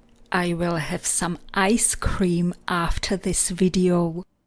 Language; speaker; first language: English; non-native, fluent; Czech